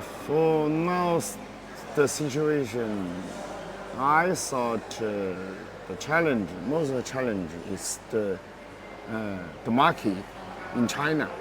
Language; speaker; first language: English; non-native, learner; Chinese